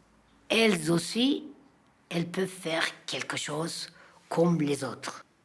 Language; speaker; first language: French; non-native, fluent; Armenian